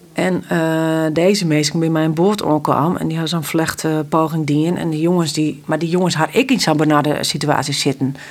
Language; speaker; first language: Dutch; non-native, local second language; Western Frisian